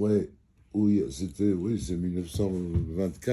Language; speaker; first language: French; non-native, fluent; Georgian